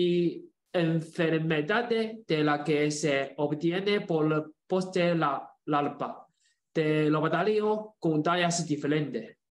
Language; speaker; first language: Spanish; non-native, learner; Chinese